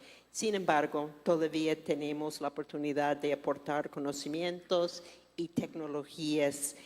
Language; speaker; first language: Spanish; non-native, fluent; English